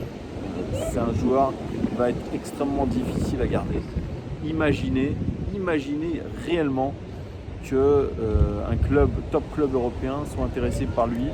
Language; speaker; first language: French; native; French